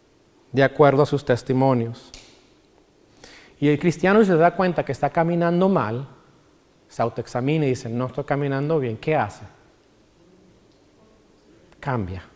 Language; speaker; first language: Spanish; native; Spanish